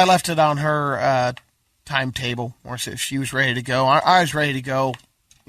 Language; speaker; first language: English; native; English